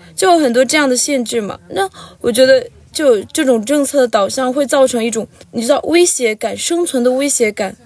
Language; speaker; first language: Chinese; non-native, local second language; Tibetan